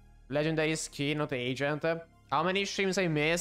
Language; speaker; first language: English; non-native, fluent; Italian